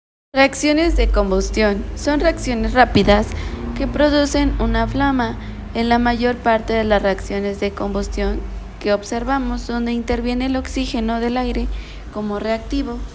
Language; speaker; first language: Spanish; native; Spanish